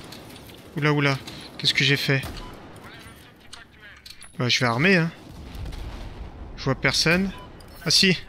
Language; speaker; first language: French; native; French